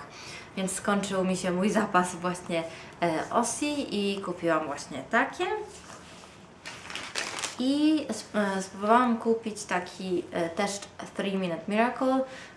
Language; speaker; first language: Polish; non-native, fluent; Italian